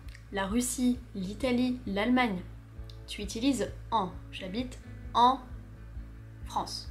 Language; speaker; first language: French; native; French